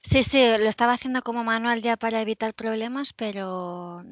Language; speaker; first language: Spanish; native; Spanish